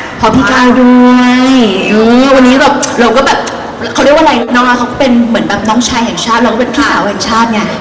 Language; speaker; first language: Thai; native; Thai